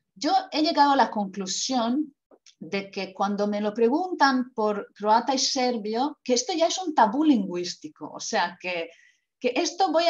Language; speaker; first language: Spanish; non-native, fluent; Croatian